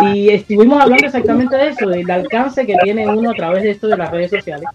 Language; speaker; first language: Spanish; native; Spanish